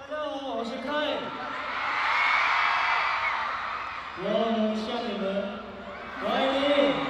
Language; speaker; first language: Chinese; non-native, learner; Korean